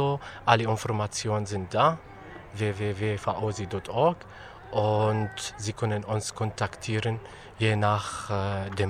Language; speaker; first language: German; non-native, fluent; Arabic